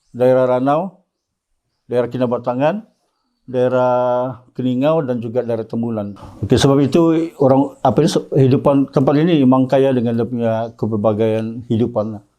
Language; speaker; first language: Malay; native; Malay